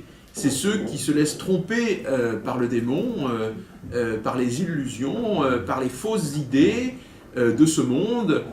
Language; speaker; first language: French; native; French